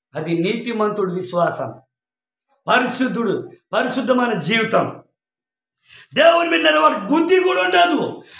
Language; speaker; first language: Telugu; non-native, local second language; Koya